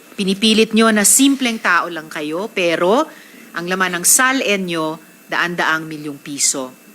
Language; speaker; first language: Filipino; native; Filipino